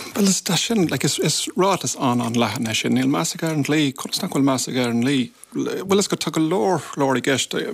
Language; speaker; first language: Irish; non-native, local second language; English